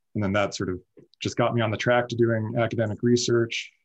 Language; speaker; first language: English; native; English